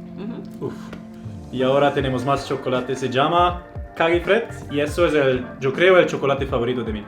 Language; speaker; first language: Spanish; non-native, fluent; German